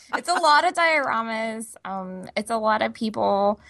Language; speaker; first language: English; native; English